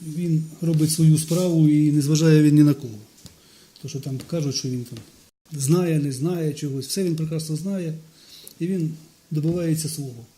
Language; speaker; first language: Ukrainian; non-native, local second language; Russian